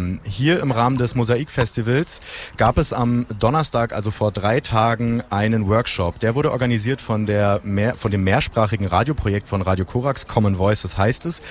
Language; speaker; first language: German; native; German